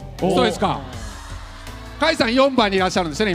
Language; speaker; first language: Japanese; native; Japanese